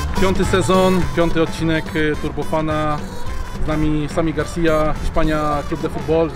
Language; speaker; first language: Polish; native; Polish